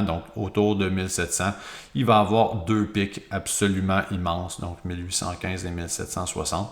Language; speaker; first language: French; native; French